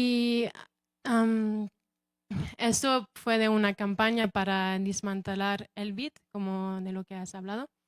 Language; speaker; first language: Spanish; non-native, fluent; English